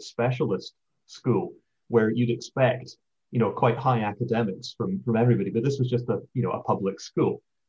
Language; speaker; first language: English; native; English